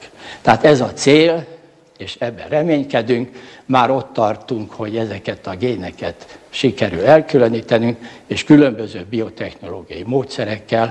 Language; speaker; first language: Hungarian; native; Hungarian